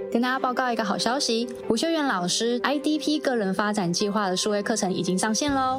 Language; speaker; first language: Chinese; native; Chinese